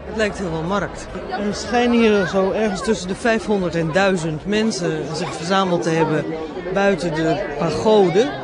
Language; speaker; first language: Dutch; native; Dutch